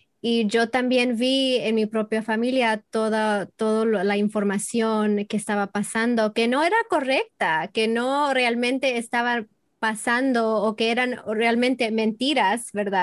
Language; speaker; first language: Spanish; early bilingual, heritage; English